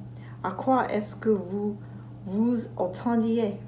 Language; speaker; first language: French; non-native, learner; English